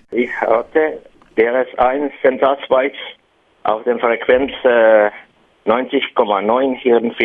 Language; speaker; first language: German; non-native, learner; Finnish